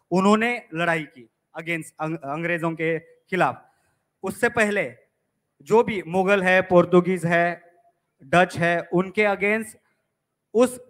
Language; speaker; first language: Hindi; non-native, local second language; Marathi